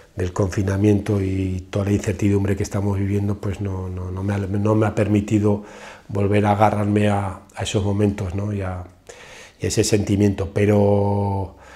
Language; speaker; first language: Spanish; native; Spanish